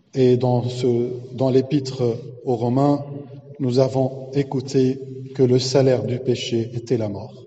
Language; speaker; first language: French; non-native, local second language; Arabic